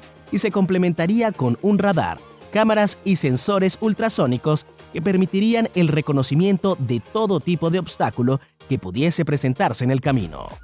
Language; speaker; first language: Spanish; native; Spanish